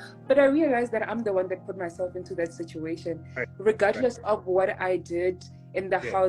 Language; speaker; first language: English; non-native, local second language; Tswana